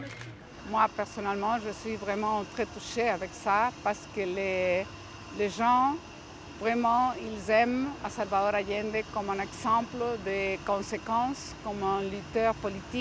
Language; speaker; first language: French; non-native, fluent; Spanish